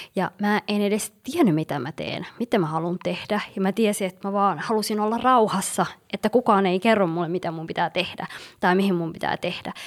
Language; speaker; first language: Finnish; early bilingual, other home language; Somali